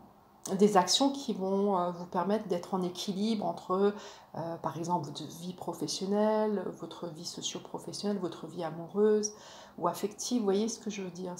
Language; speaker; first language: French; native; French